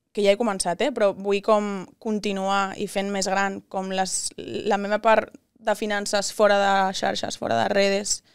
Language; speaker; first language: Catalan; non-native, local second language; Spanish